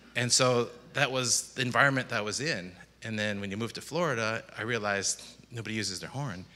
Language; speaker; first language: English; native; English